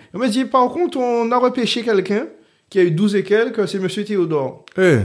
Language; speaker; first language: French; early bilingual, other home language; Haitian Creole